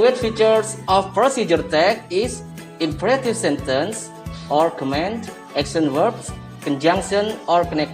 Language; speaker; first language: English; non-native, learner; Indonesian